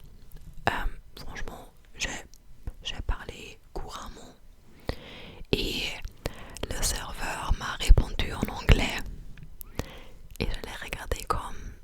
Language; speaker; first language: French; non-native, fluent; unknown